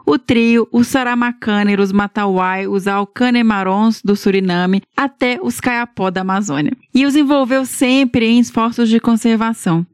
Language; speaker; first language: Portuguese; native; Portuguese